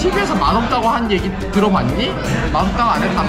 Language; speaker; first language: Korean; native; Korean